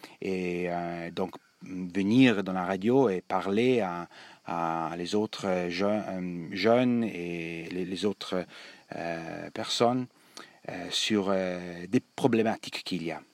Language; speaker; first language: French; non-native, learner; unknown